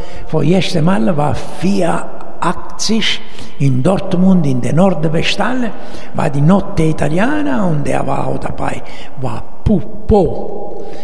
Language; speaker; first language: German; non-native, learner; Italian